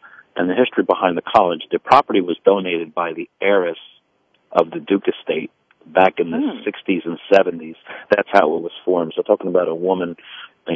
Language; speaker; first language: English; early bilingual, other home language; Italian